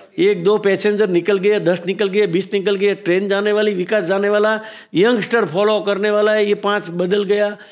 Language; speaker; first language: Hindi; non-native, local second language; Gujarati